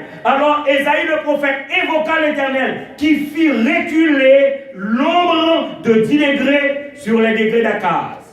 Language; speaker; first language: French; non-native, local second language; Haitian Creole